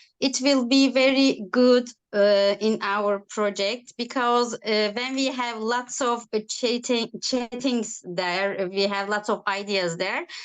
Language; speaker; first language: English; non-native, learner; Turkish